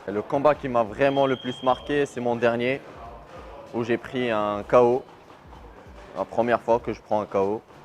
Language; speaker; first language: French; non-native, local second language; Arabic